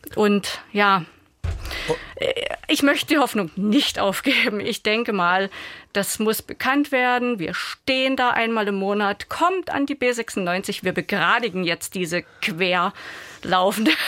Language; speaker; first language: German; native; German